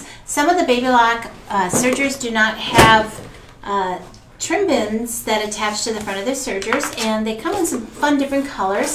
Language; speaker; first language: English; native; English